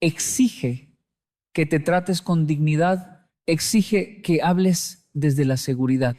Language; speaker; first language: Spanish; native; Spanish